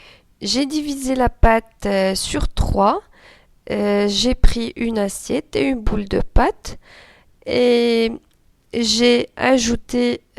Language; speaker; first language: French; non-native, local second language; Arabic